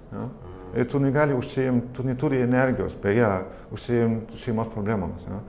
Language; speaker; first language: Lithuanian; non-native, fluent; German